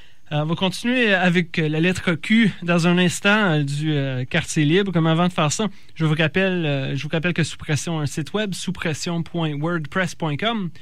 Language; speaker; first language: French; native; French